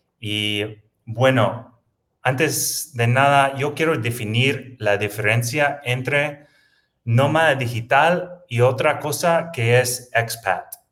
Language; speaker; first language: Spanish; non-native, fluent; English